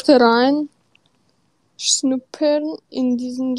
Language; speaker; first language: German; non-native, learner; Russian